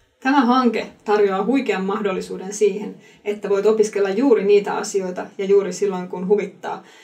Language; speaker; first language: Finnish; native; Finnish